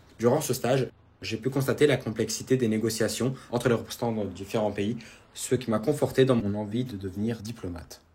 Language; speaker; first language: French; early bilingual, other home language; Albanian